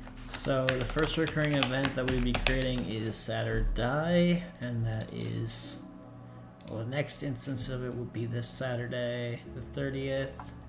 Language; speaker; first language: English; native; English